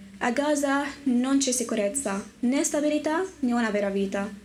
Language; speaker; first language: Italian; non-native, learner; Arabic